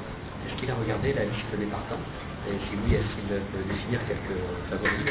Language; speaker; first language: French; native; French